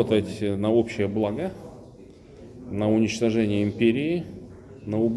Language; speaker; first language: Russian; native; Russian